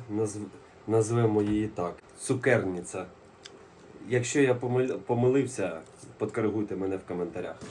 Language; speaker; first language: Ukrainian; non-native, local second language; Russian